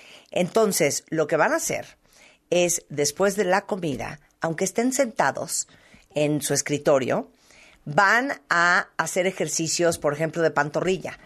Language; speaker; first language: Spanish; native; Spanish